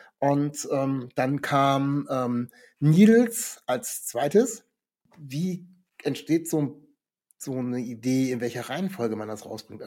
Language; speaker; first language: German; native; German